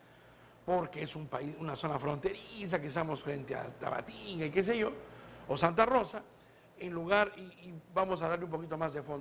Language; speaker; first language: Spanish; native; Spanish